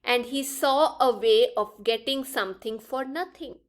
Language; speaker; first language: English; non-native, local second language; Punjabi